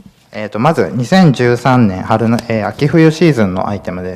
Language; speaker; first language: Japanese; native; Japanese